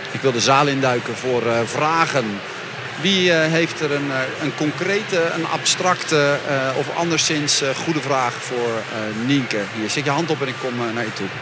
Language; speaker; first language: Dutch; native; Dutch